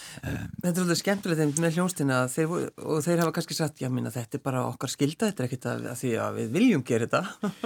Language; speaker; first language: Icelandic; native; Icelandic